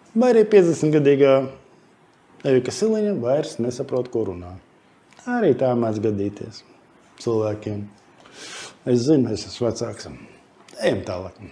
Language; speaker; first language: Latvian; non-native, local second language; Russian